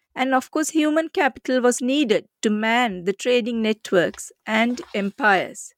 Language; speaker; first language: English; non-native, local second language; Sinhala